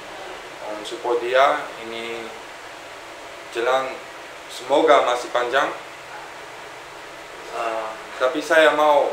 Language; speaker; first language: Indonesian; non-native, fluent; Dutch